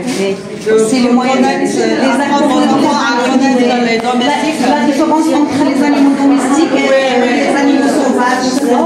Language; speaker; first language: French; non-native, local second language; Arabic